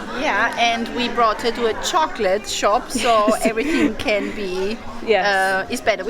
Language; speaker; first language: English; non-native, fluent; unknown